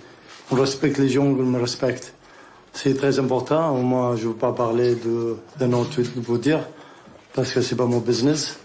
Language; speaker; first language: French; non-native, learner; Arabic